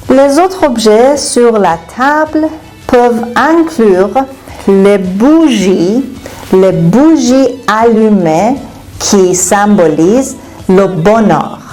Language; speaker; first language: French; non-native, fluent; Persian